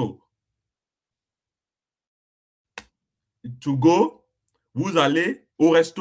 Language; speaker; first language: French; non-native, fluent; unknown